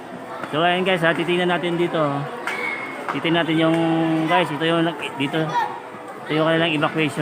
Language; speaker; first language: Filipino; native; Filipino